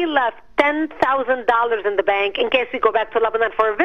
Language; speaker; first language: English; non-native, fluent; Arabic